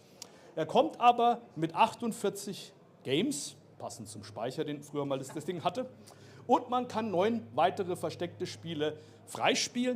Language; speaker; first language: German; native; German